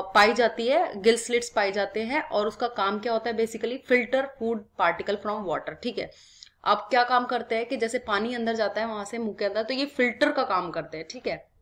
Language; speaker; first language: Hindi; native; Hindi